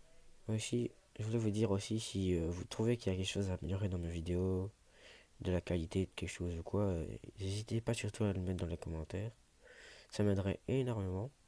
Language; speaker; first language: French; native; French